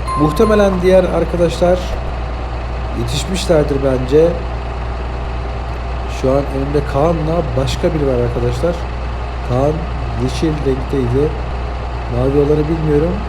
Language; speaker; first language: Turkish; native; Turkish